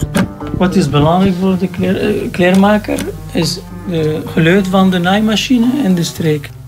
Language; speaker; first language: Dutch; non-native, learner; Arabic